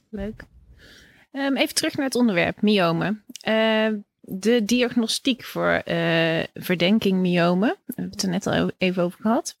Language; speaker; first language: Dutch; native; Dutch